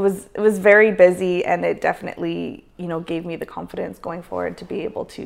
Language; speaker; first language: English; native; English